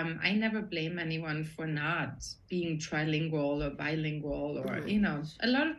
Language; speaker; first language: English; non-native, fluent; German